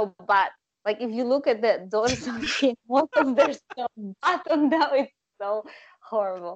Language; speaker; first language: English; non-native, fluent; Russian